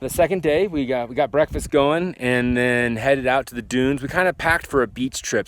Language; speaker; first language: English; native; English